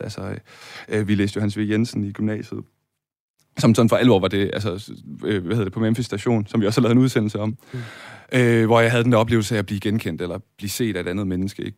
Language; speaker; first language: Danish; native; Danish